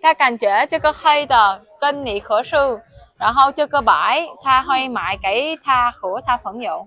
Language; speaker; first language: Chinese; non-native, fluent; Vietnamese